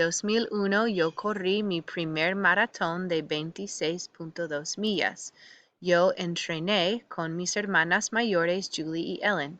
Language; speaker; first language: Spanish; non-native, fluent; English